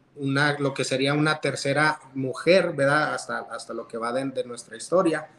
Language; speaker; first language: Spanish; early bilingual, heritage; Spanish